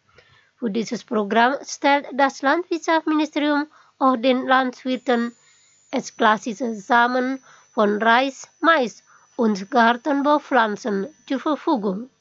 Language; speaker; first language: German; non-native, fluent; Indonesian